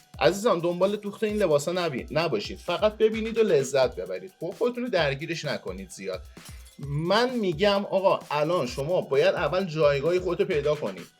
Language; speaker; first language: Persian; non-native, local second language; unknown